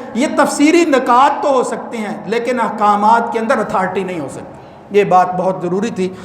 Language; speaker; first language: Urdu; non-native, local second language; Punjabi